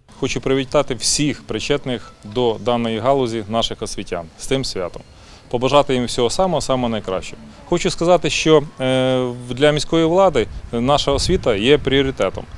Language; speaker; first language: Ukrainian; native; Ukrainian